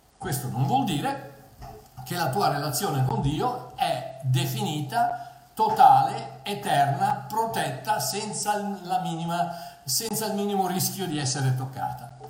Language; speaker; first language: Italian; early bilingual, heritage; Italian